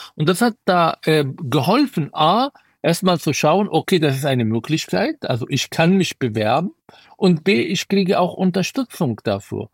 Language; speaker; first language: German; non-native, fluent; Arabic